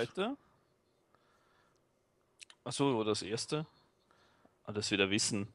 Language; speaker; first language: German; native; German